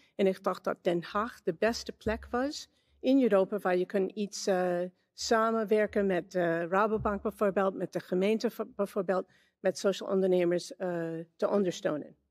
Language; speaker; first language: Dutch; non-native, learner; English